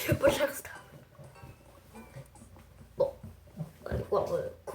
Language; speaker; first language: French; native; French